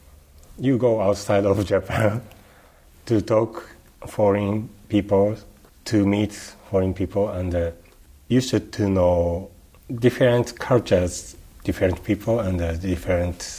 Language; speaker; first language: English; non-native, learner; Japanese